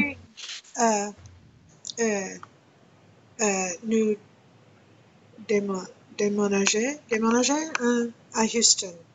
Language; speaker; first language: French; non-native, learner; English